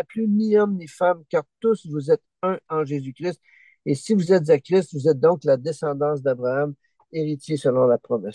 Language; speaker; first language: French; native; French